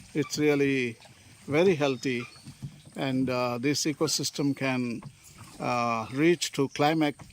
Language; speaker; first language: English; non-native, local second language; Tamil